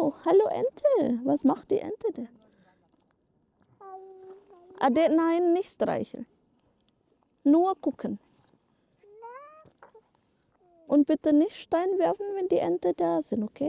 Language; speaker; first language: German; non-native, learner; Indonesian